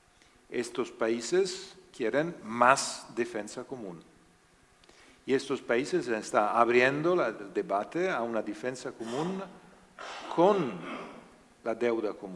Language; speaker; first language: Spanish; non-native, learner; Italian